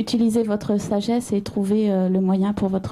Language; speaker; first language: French; native; French